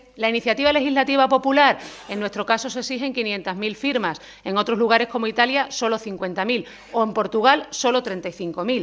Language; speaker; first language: Spanish; native; Spanish